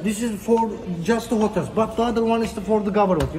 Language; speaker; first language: English; non-native, learner; Turkish